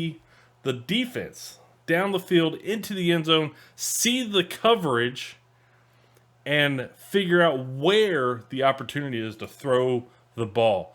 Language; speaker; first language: English; native; English